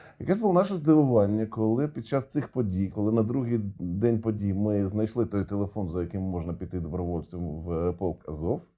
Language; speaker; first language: Ukrainian; non-native, local second language; Russian